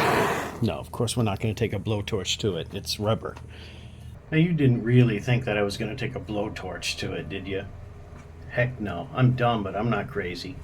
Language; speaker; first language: English; native; English